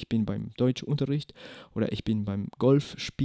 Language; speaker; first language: German; non-native, fluent; Spanish